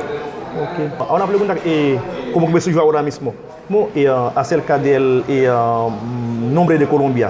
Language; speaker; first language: Spanish; non-native, fluent; Haitian Creole